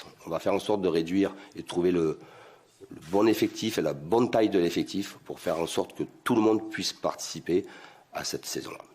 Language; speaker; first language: French; native; French